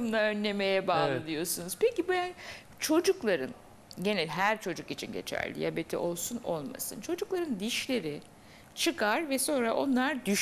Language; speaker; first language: Turkish; native; Turkish